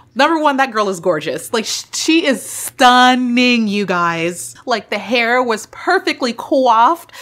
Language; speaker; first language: English; native; English